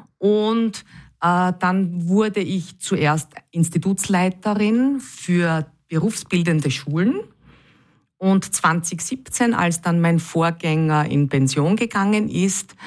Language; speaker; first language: German; native; German